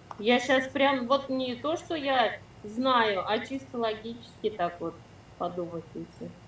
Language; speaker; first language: Russian; native; Russian